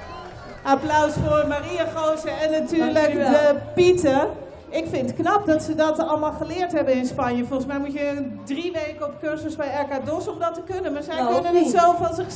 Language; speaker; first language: Dutch; native; Dutch